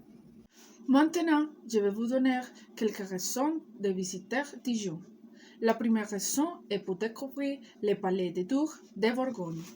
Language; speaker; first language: French; non-native, learner; Spanish